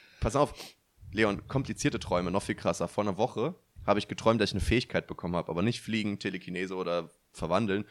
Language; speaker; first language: German; native; German